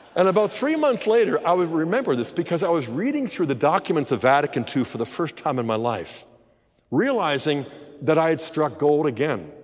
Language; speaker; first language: English; native; English